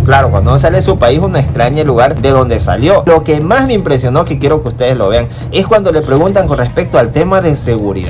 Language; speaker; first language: Spanish; native; Spanish